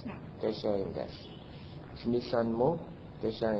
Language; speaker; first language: Japanese; non-native, learner; Vietnamese